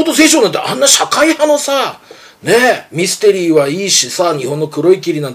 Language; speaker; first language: Japanese; native; Japanese